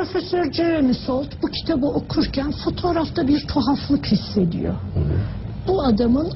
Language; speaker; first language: Turkish; native; Turkish